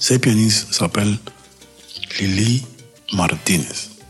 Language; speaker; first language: French; non-native, learner; Spanish